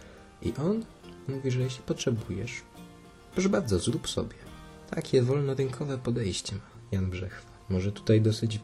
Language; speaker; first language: Polish; native; Polish